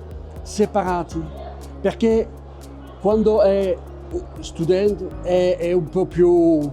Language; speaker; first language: Italian; non-native, fluent; French